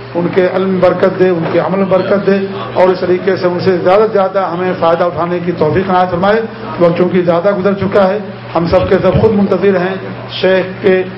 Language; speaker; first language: Urdu; native; Urdu